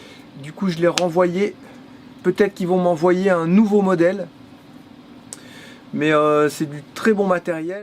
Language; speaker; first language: French; native; French